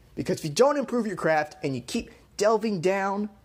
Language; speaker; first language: English; native; English